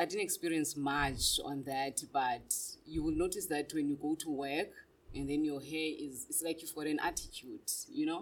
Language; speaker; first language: English; non-native, local second language; Xhosa